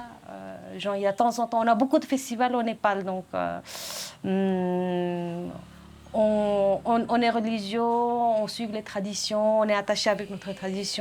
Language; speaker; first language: French; non-native, fluent; Nepali